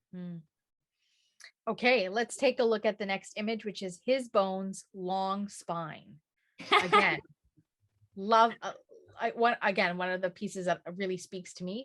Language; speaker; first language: English; native; English